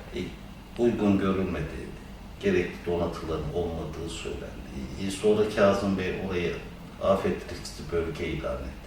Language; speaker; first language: Turkish; native; Turkish